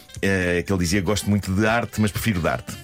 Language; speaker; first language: Portuguese; native; Portuguese